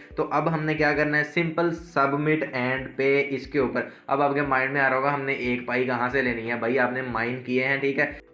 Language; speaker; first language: Urdu; non-native, local second language; Punjabi